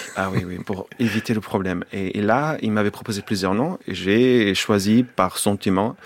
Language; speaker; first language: French; non-native, fluent; Arabic